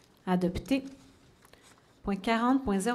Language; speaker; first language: French; native; French